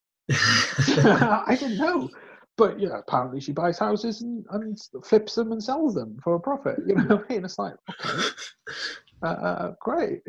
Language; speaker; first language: English; native; English